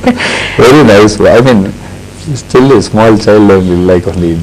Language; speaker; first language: Telugu; non-native, learner; Tamil